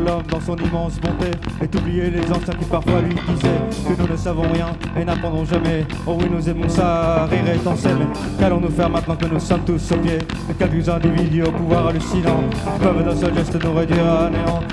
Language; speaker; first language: French; native; French